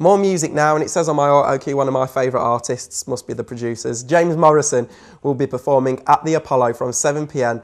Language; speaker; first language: English; native; English